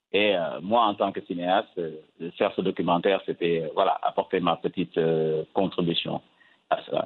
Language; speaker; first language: French; non-native, local second language; Wolof